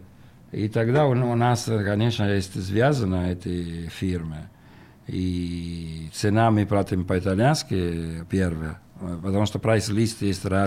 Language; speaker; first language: Russian; non-native, learner; Italian